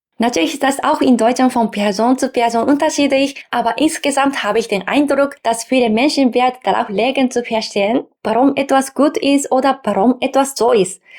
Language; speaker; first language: German; non-native, fluent; Japanese